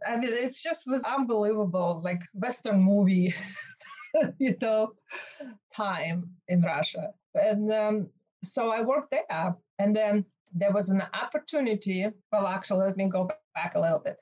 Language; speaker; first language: English; non-native, fluent; Russian